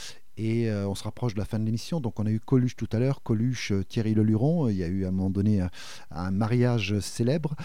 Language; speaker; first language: French; native; French